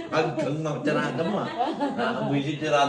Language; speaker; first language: Filipino; native; Filipino